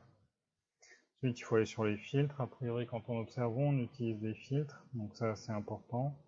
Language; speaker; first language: French; native; French